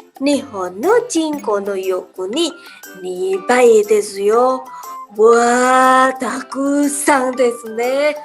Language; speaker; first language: Japanese; non-native, learner; Indonesian